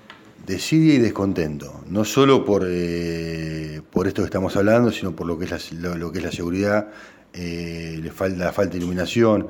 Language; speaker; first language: Spanish; native; Spanish